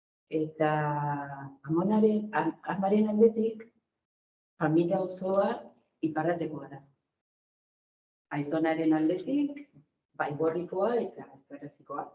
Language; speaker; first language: Basque; non-native, fluent; Spanish